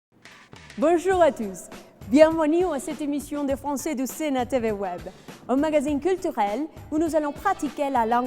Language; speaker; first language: French; non-native, fluent; Spanish